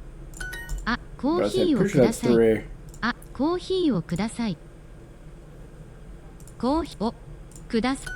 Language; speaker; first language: Japanese; non-native, learner; English